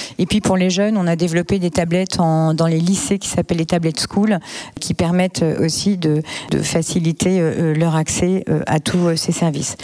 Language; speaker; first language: French; native; French